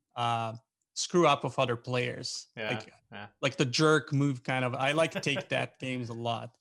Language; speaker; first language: English; non-native, fluent; Portuguese